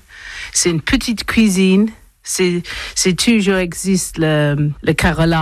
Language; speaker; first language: French; non-native, learner; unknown